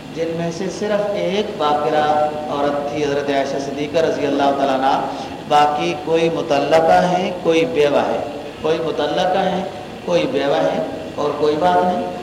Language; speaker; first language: Urdu; native; Urdu